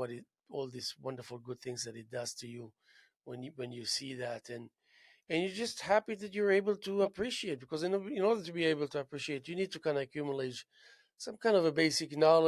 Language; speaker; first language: English; non-native, fluent; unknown